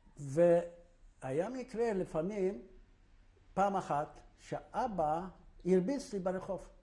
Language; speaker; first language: Hebrew; non-native, fluent; Polish